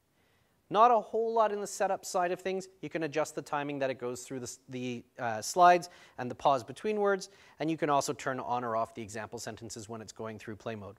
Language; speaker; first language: English; native; English